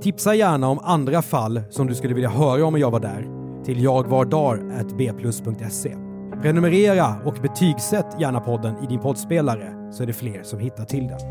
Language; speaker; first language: Swedish; native; Swedish